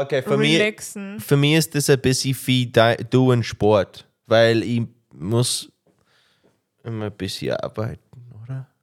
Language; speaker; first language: German; non-native, learner; English